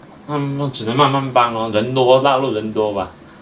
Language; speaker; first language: Chinese; native; Chinese